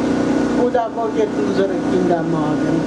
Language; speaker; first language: German; non-native, learner; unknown